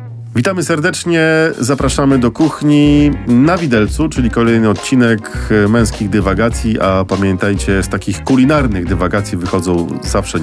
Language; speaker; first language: Polish; native; Polish